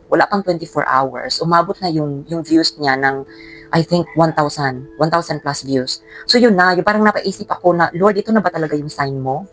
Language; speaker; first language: Filipino; non-native, local second language; Cebuano